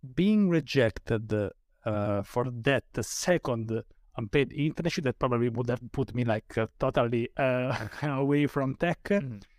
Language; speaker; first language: English; non-native, fluent; Italian